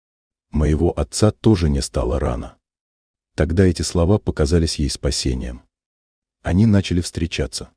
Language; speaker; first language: Russian; native; Russian